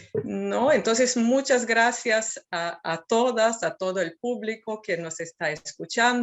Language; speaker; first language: Spanish; non-native, fluent; Serbian